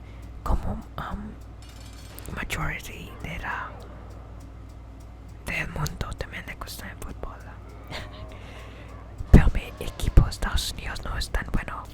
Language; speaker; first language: Spanish; early bilingual, heritage; English